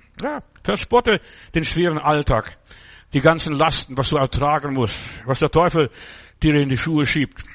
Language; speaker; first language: German; non-native, fluent; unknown